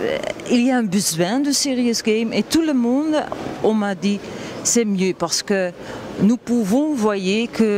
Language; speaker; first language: French; non-native, learner; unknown